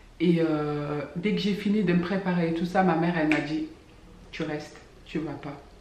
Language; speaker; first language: French; non-native, local second language; Fula